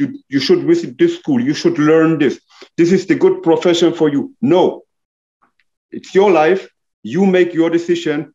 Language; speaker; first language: English; non-native, fluent; German